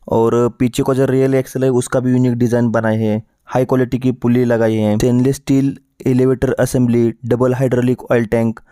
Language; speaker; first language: Hindi; non-native, local second language; Marathi